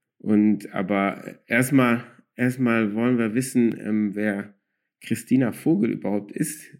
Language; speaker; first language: German; early bilingual, other home language; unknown